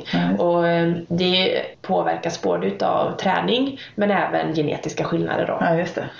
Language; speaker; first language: Swedish; native; Swedish